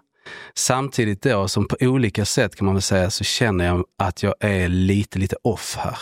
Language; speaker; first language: Swedish; native; Swedish